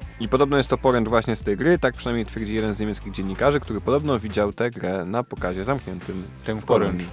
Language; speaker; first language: Polish; native; Polish